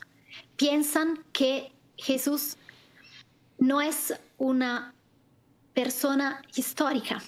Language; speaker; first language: Spanish; non-native, fluent; Italian